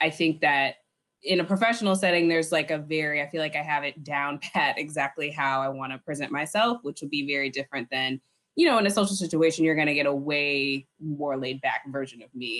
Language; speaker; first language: English; native; English